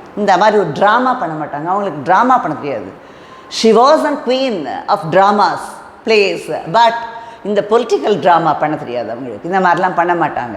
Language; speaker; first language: Tamil; non-native, local second language; Telugu